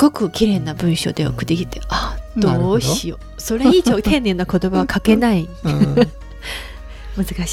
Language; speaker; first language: Japanese; non-native, fluent; Chinese